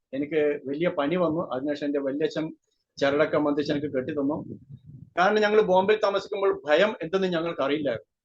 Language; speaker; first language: Malayalam; native; Malayalam